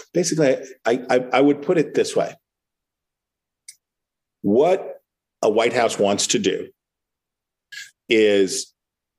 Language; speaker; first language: English; native; English